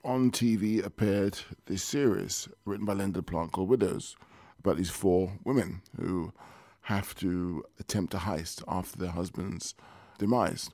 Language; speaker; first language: English; native; English